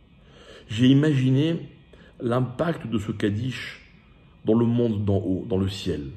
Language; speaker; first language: French; native; French